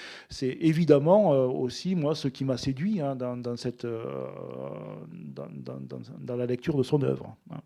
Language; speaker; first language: French; native; French